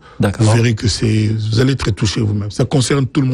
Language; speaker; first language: French; non-native, local second language; Lingala